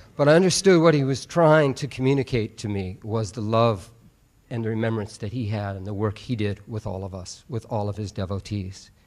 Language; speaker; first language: English; native; English